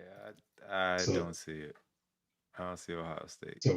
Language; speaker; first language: English; native; English